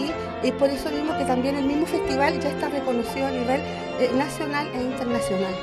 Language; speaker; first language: Spanish; native; Spanish